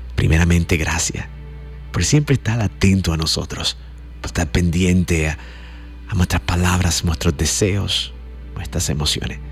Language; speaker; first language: Spanish; native; Spanish